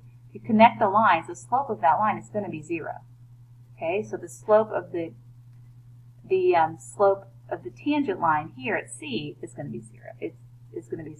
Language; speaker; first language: English; native; English